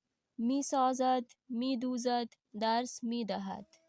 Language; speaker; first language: Persian; non-native, learner; Urdu